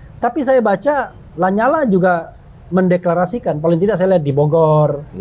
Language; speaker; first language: Indonesian; native; Indonesian